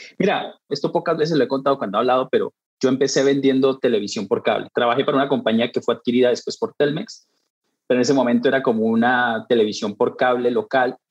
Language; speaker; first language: Spanish; native; Spanish